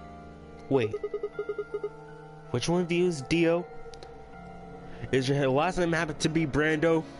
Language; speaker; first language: English; native; English